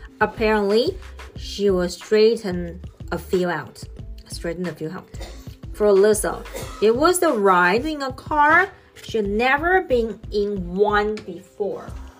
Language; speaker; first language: English; non-native, fluent; Chinese